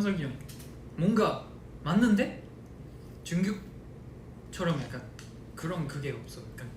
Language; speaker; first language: Korean; non-native, fluent; Japanese